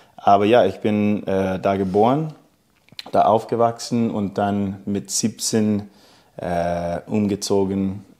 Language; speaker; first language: German; non-native, fluent; English